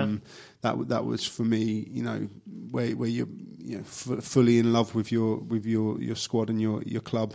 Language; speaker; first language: English; native; English